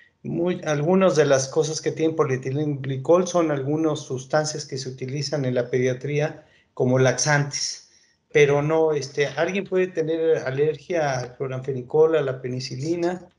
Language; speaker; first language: Spanish; native; Spanish